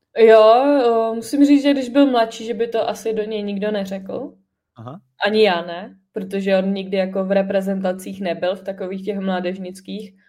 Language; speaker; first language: Czech; native; Czech